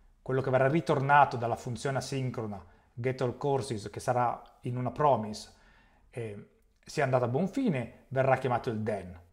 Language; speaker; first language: Italian; native; Italian